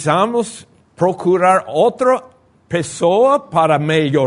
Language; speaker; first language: Portuguese; non-native, fluent; Spanish